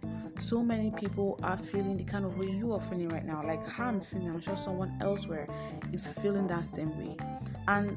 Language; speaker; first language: English; non-native, local second language; Igbo